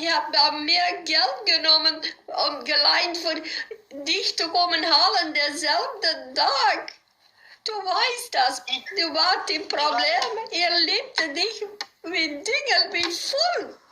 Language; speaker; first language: German; non-native, learner; Dutch